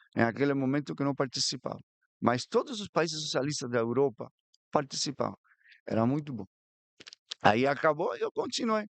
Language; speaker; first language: Portuguese; non-native, fluent; Spanish